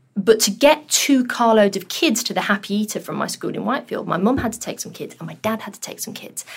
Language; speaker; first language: English; early bilingual, other home language; Urdu